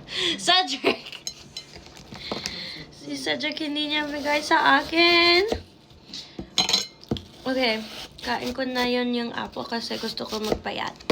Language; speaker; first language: Filipino; early bilingual, heritage; Filipino